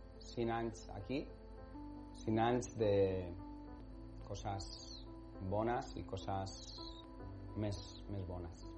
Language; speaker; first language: Catalan; non-native, learner; Spanish